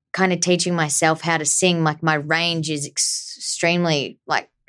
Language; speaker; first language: English; native; English